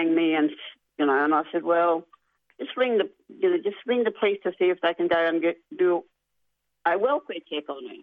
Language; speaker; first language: English; native; English